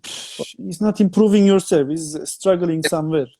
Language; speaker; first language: English; non-native, fluent; Turkish